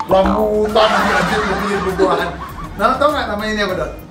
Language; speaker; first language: Indonesian; native; Indonesian